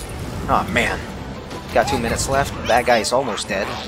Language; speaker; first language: English; native; English